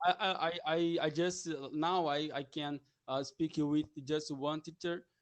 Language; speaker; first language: English; non-native, learner; Portuguese